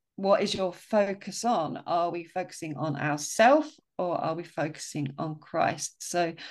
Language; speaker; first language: English; native; English